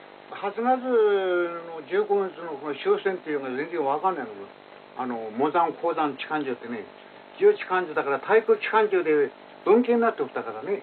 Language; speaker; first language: Japanese; native; Japanese